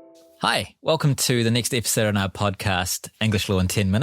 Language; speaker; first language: English; native; English